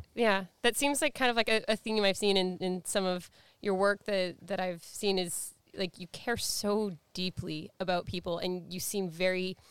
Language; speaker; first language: English; native; English